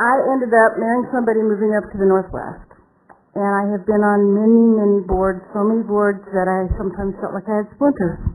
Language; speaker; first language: English; native; English